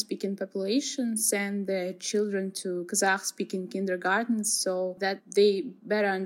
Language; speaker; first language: English; non-native, fluent; Kazakh